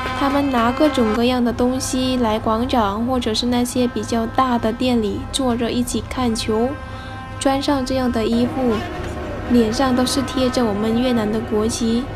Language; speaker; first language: Chinese; non-native, fluent; Vietnamese